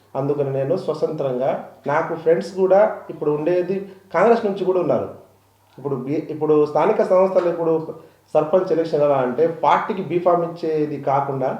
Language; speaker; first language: Telugu; non-native, local second language; Lambadi